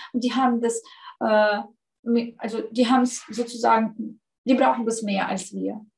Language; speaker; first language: German; non-native, fluent; Russian